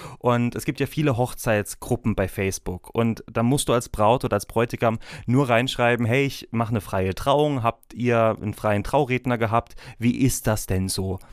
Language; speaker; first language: German; native; German